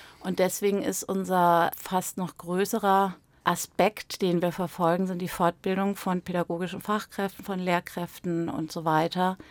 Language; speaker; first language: German; native; German